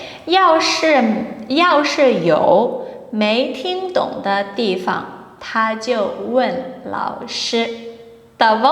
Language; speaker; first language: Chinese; non-native, fluent; Portuguese